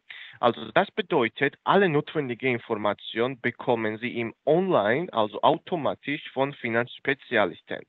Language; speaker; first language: German; non-native, fluent; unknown